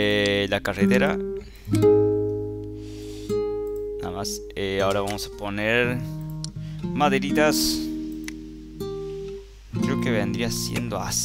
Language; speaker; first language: Spanish; native; Spanish